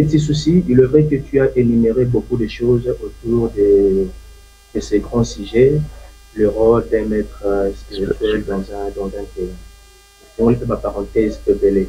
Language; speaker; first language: French; non-native, local second language; Lingala